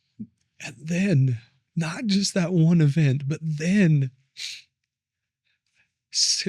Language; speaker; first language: English; native; English